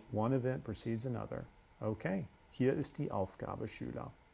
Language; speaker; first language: German; non-native, fluent; English